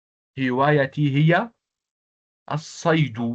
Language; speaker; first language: Arabic; non-native, local second language; Comorian